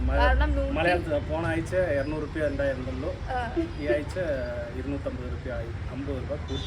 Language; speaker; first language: Malayalam; non-native, learner; Tamil